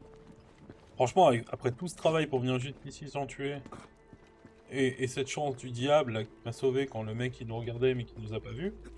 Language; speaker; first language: French; native; French